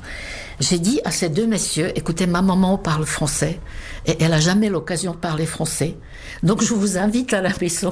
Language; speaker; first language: French; non-native, fluent; Czech